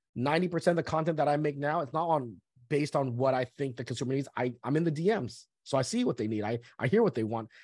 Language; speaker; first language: English; early bilingual, other home language; Vietnamese